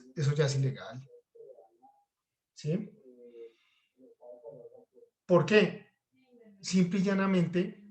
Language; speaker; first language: Spanish; native; Spanish